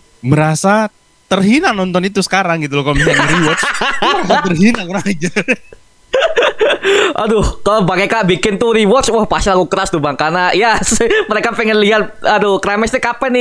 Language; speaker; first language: Indonesian; native; Indonesian